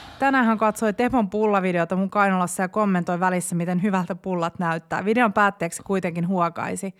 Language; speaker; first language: Finnish; native; Finnish